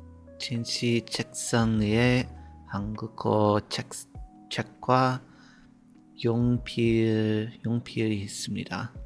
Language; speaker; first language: Korean; non-native, learner; English